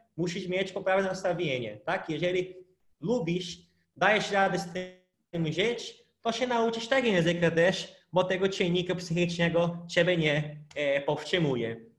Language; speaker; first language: Polish; non-native, fluent; Portuguese